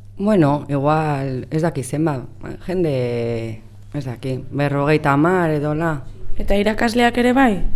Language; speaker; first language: Basque; non-native, local second language; Spanish